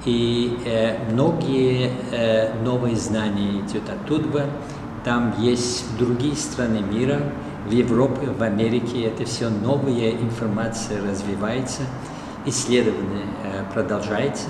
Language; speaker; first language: Russian; non-native, fluent; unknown